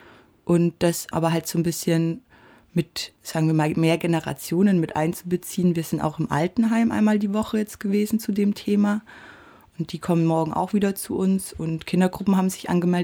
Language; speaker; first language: German; native; German